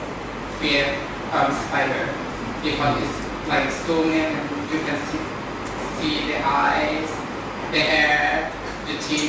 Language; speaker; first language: English; non-native, learner; Thai